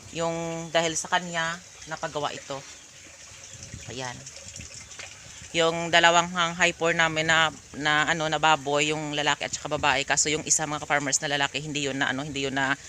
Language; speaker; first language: Filipino; native; Filipino